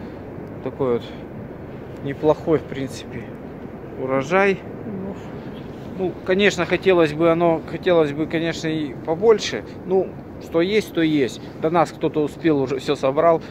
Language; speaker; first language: Russian; native; Russian